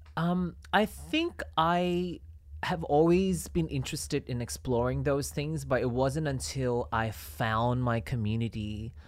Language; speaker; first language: English; non-native, local second language; Cantonese